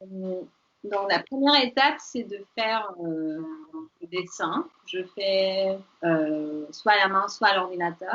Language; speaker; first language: French; non-native, fluent; Spanish